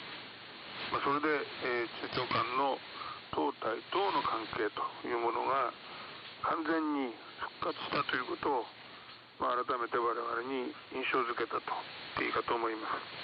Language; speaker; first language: Japanese; native; Japanese